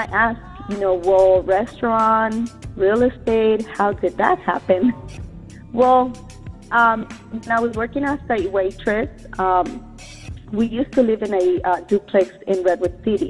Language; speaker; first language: English; early bilingual, other home language; Spanish